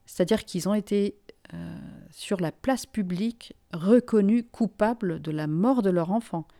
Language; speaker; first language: French; non-native, local second language; Finnish